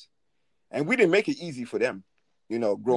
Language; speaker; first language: English; native; English